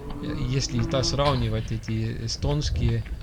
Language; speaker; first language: Russian; non-native, local second language; Estonian